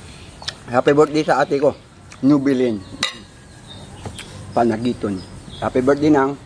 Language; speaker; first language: Filipino; native; Filipino